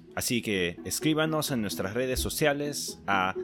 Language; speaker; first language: Spanish; native; Spanish